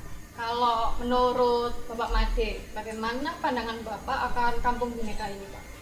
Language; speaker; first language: Indonesian; native; Indonesian